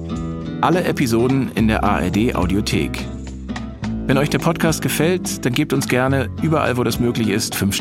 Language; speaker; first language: German; native; German